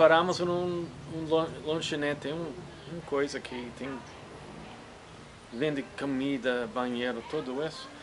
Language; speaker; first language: Portuguese; non-native, fluent; English